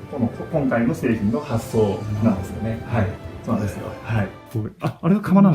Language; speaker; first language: Japanese; native; Japanese